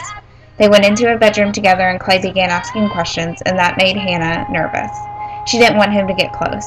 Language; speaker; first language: English; native; English